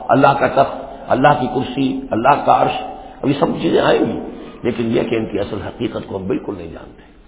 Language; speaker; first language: Urdu; native; Urdu